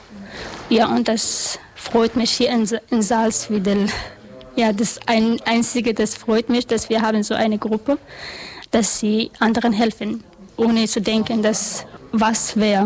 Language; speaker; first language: German; non-native, learner; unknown